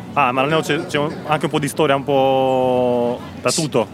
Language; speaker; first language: Italian; non-native, learner; Romanian